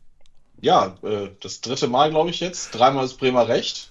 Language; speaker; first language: German; native; German